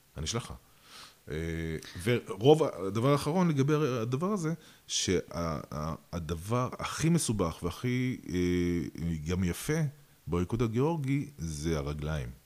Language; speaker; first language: Hebrew; early bilingual, other home language; Russian